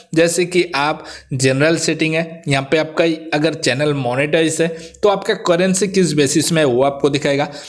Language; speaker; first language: Hindi; non-native, local second language; Odia